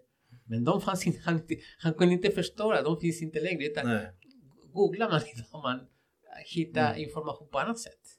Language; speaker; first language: Swedish; non-native, fluent; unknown